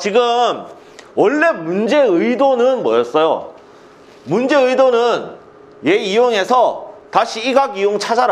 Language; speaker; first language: Korean; native; Korean